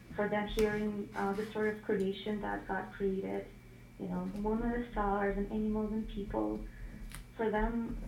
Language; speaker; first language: English; non-native, fluent; Ukrainian